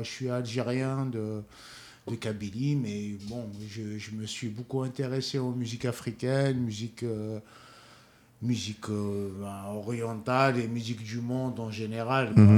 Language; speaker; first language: French; non-native, local second language; Kabyle